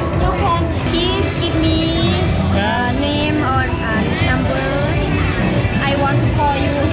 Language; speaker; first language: English; non-native, learner; Thai